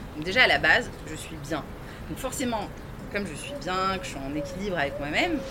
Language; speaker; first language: French; native; French